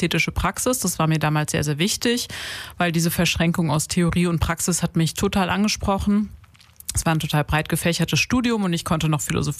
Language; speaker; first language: German; native; German